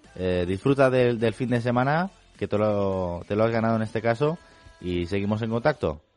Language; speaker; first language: Spanish; non-native, local second language; Catalan